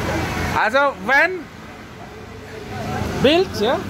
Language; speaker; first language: German; non-native, fluent; Indonesian